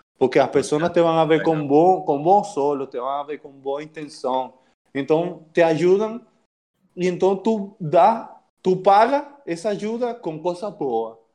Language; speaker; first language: Portuguese; non-native, fluent; Spanish